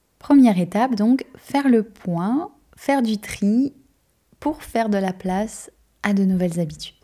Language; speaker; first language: French; native; French